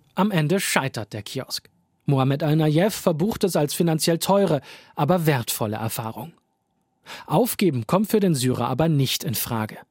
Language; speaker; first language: German; native; German